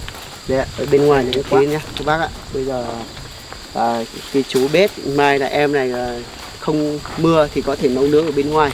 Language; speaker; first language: Vietnamese; native; Vietnamese